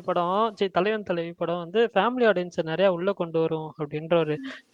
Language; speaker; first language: Tamil; native; Tamil